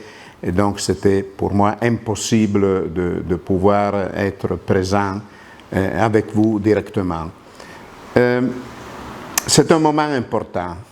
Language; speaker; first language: French; non-native, local second language; Italian